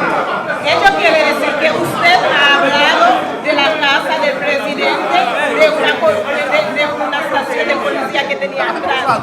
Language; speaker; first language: Spanish; non-native, fluent; Haitian Creole